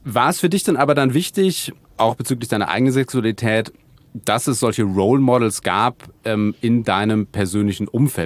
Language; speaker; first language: German; native; German